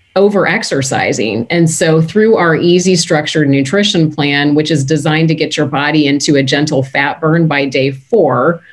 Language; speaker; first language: English; native; English